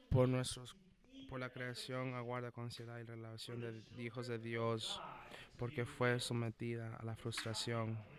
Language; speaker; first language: Spanish; non-native, fluent; English